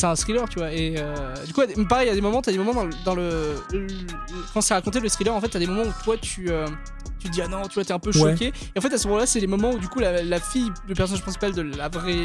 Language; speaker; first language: French; native; French